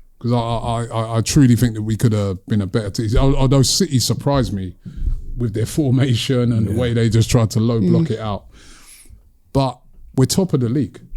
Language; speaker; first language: English; native; English